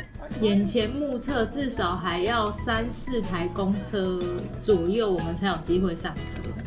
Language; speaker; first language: Chinese; native; Chinese